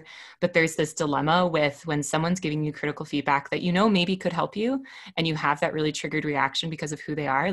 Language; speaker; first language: English; native; English